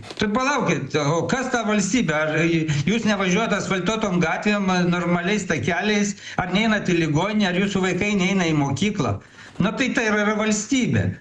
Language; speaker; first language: Lithuanian; native; Lithuanian